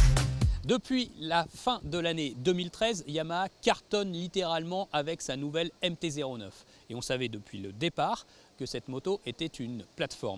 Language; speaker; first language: French; native; French